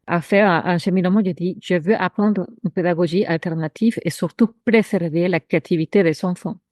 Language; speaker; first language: French; non-native, fluent; Spanish